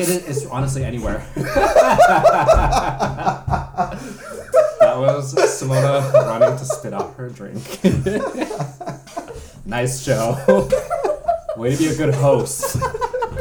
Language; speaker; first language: English; native; English